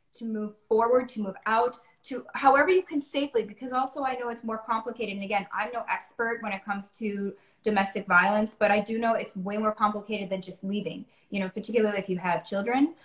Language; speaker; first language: English; native; English